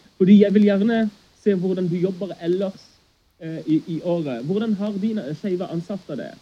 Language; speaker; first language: Norwegian; early bilingual, other home language; Arabic